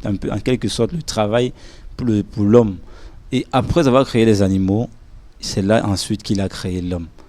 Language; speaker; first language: French; non-native, local second language; Lingala